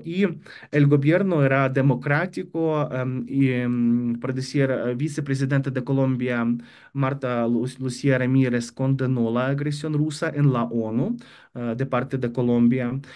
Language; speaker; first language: Spanish; non-native, fluent; Ukrainian